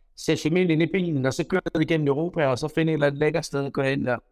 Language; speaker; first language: Danish; native; Danish